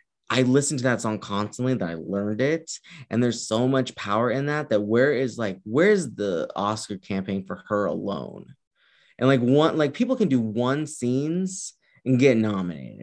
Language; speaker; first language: English; early bilingual, other home language; Spanish